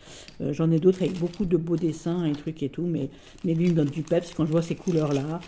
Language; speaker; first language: French; native; French